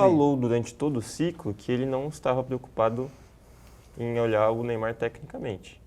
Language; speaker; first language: Portuguese; native; Portuguese